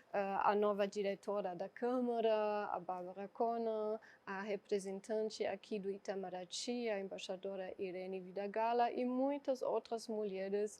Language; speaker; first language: Portuguese; non-native, fluent; German